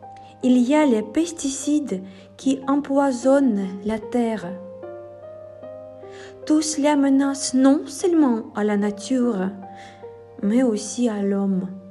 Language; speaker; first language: French; non-native, fluent; Ukrainian